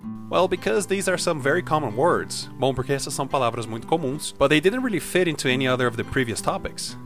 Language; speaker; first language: English; non-native, fluent; Portuguese